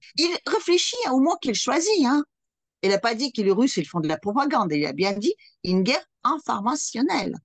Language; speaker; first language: French; non-native, fluent; Russian